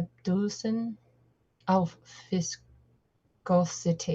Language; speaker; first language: German; non-native, learner; English